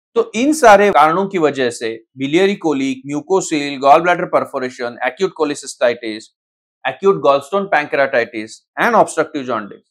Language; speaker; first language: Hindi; non-native, local second language; Marathi